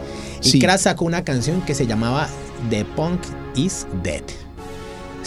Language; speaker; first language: Spanish; native; Spanish